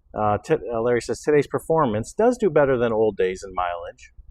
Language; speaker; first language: English; native; English